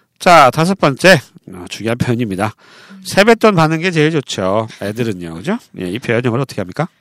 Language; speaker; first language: Korean; native; Korean